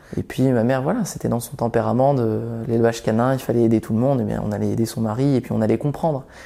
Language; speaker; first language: French; early bilingual, other home language; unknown